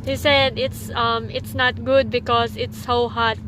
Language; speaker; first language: English; non-native, local second language; Filipino